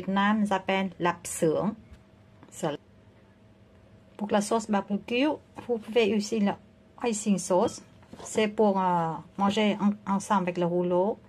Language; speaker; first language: French; non-native, fluent; Vietnamese